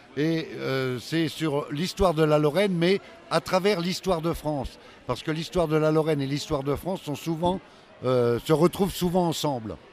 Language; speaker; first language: French; native; French